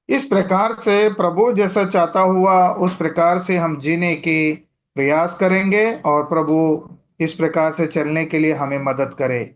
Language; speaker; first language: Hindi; non-native, local second language; Telugu